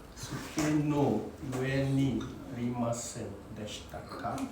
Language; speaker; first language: Japanese; non-native, learner; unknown